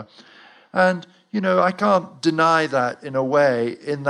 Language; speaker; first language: English; native; English